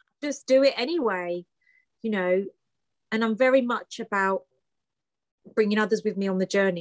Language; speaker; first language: English; early bilingual, other home language; Greek